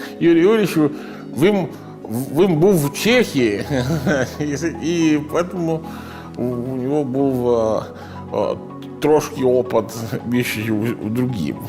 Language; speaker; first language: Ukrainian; non-native, learner; Italian